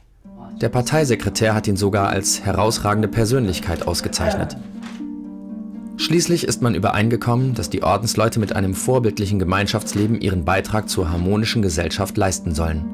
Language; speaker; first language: German; native; German